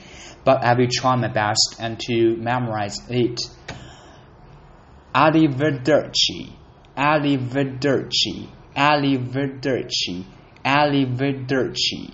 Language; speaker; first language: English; non-native, learner; Chinese